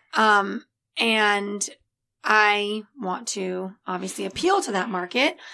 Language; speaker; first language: English; native; English